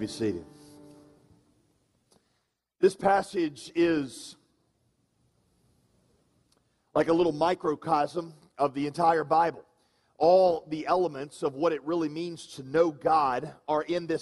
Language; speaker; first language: English; native; English